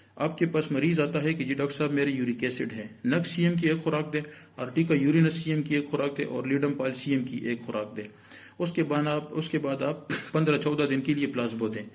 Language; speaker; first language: Urdu; non-native, local second language; Pashto